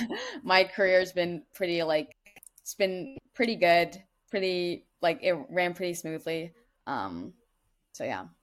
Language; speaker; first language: English; non-native, fluent; Dutch